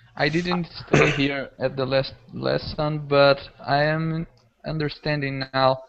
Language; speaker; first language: English; non-native, fluent; Portuguese